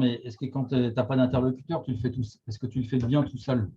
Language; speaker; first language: French; native; French